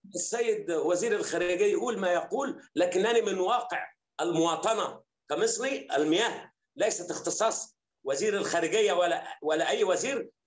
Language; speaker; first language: Arabic; native; Arabic